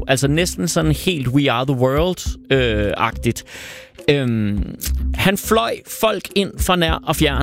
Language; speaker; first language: Danish; native; Danish